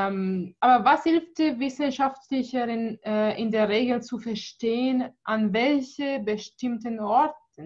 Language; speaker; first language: German; non-native, fluent; Italian